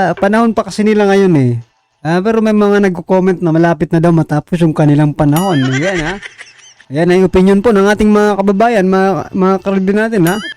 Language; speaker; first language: Filipino; non-native, local second language; Waray